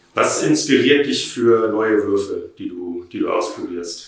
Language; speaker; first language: German; native; German